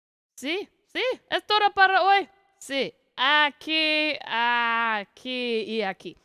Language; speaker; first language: Spanish; non-native, learner; English